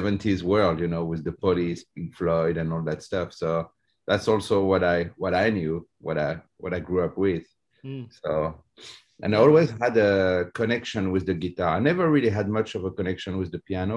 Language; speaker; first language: English; non-native, fluent; French